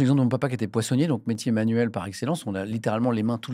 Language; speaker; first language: French; native; French